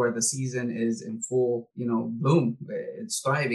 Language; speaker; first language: English; early bilingual, other home language; Spanish